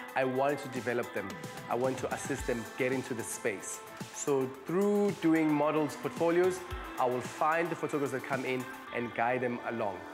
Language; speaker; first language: English; non-native, local second language; Zulu